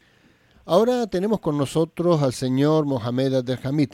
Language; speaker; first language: Spanish; native; Spanish